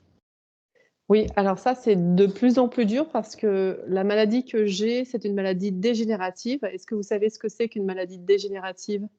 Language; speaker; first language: French; native; French